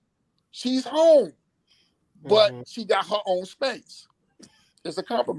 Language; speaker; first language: English; native; English